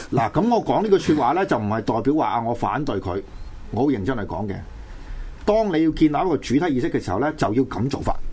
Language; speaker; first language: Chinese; non-native, local second language; Cantonese